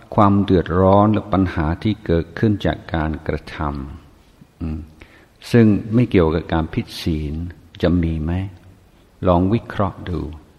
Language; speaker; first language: Thai; non-native, fluent; English